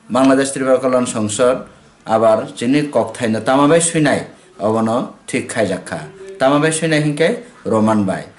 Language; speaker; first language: Bangla; non-native, local second language; Kok Borok